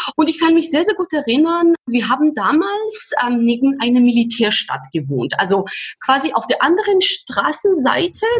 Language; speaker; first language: German; non-native, fluent; Georgian